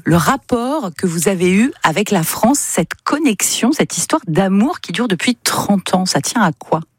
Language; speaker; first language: French; native; French